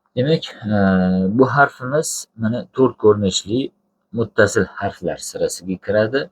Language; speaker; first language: Uzbek; non-native, local second language; Tajik